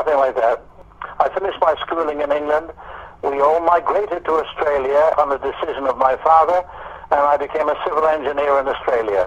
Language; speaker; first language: English; native; English